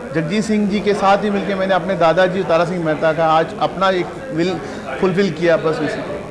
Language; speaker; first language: Hindi; non-native, local second language; Punjabi